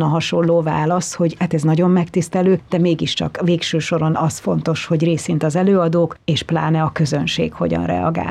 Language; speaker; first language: Hungarian; native; Hungarian